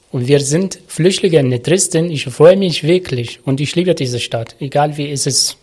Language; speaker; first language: German; non-native, learner; Arabic